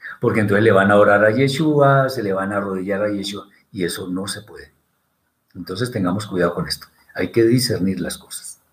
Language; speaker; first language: Spanish; native; Spanish